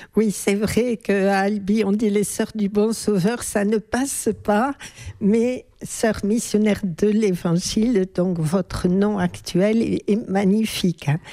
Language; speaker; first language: French; native; French